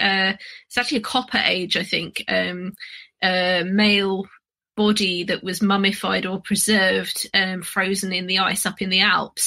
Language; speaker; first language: English; native; English